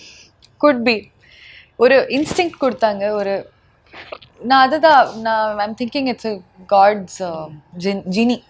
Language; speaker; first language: Tamil; non-native, learner; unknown